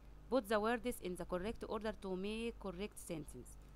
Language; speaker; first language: English; non-native, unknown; Arabic